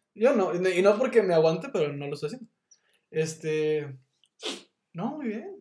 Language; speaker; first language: Spanish; native; Spanish